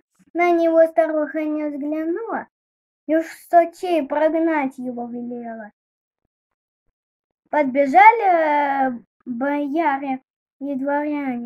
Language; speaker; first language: Russian; native; Russian